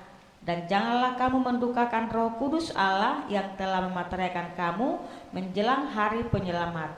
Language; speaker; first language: Indonesian; native; Indonesian